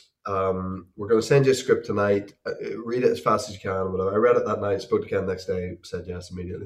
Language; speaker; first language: English; native; English